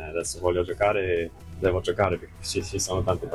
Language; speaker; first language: Italian; non-native, fluent; English